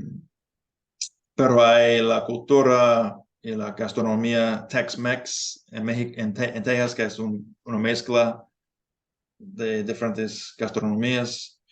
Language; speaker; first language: Spanish; non-native, fluent; English